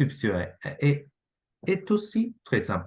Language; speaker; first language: French; non-native, fluent; Japanese